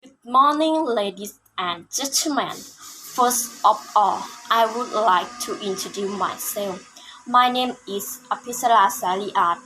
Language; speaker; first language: English; non-native, learner; Thai